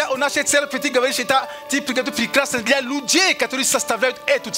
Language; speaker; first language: Russian; native; Russian